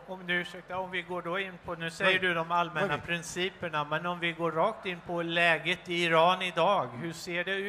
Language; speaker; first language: Swedish; native; Swedish